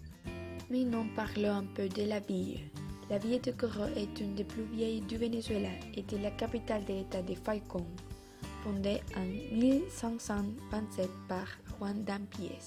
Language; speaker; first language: French; non-native, learner; Spanish